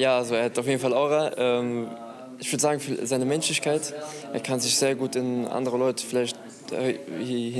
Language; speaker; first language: German; native; German